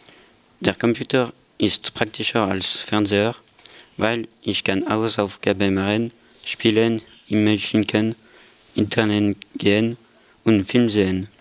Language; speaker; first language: German; non-native, learner; French